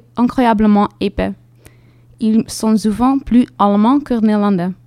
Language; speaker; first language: French; non-native, fluent; Dutch